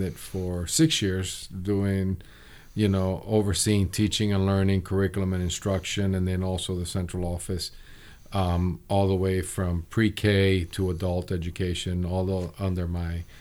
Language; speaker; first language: English; early bilingual, other home language; Spanish